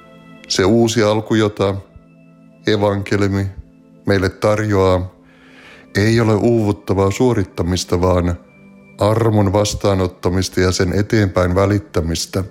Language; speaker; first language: Finnish; native; Finnish